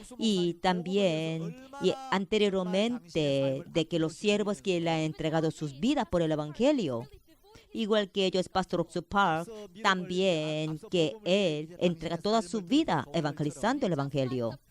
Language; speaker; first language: Spanish; non-native, fluent; Korean